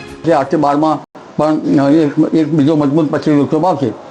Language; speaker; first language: Gujarati; native; Gujarati